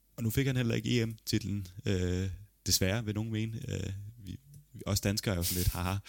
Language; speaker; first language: Danish; early bilingual, other home language; Italian